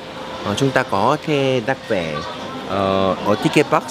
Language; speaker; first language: Vietnamese; non-native, learner; Korean